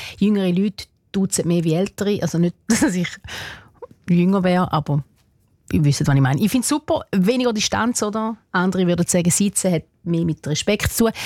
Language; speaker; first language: German; native; German